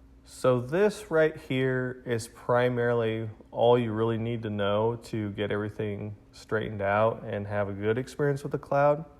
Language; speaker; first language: English; native; English